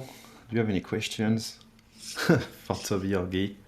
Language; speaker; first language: English; non-native, fluent; French